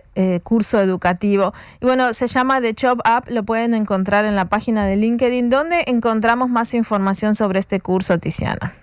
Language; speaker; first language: Spanish; native; Spanish